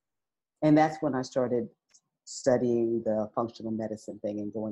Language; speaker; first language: English; native; English